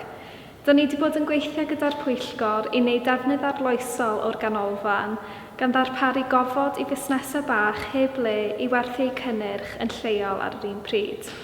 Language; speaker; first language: Welsh; native; Welsh